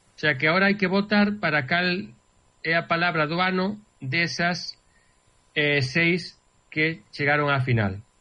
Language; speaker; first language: Galician; native; Galician